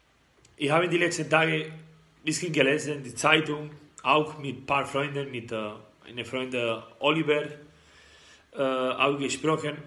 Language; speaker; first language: German; non-native, learner; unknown